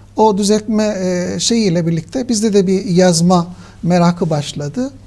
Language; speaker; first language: Turkish; native; Turkish